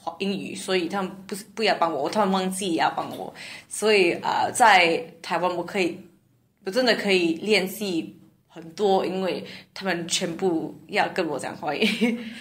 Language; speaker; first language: Chinese; non-native, learner; English